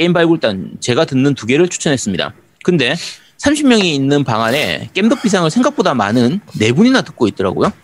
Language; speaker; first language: Korean; native; Korean